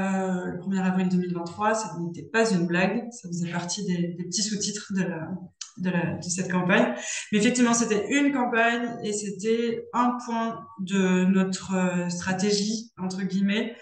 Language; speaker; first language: French; native; French